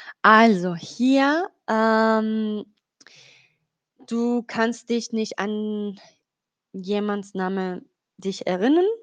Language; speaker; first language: German; non-native, fluent; Spanish